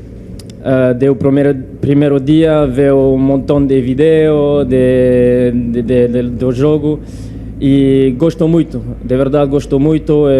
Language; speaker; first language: Portuguese; non-native, learner; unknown